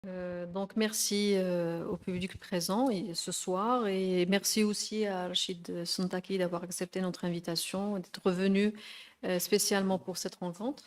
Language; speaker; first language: French; non-native, local second language; Arabic